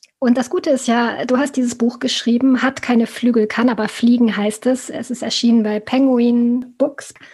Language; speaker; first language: German; native; German